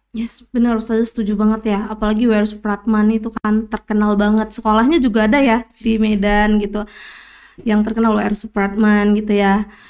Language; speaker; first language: Indonesian; native; Indonesian